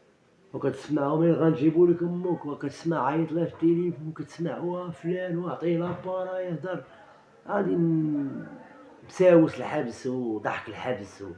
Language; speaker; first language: Arabic; native; Arabic